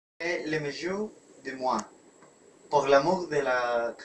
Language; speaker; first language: French; non-native, learner; Spanish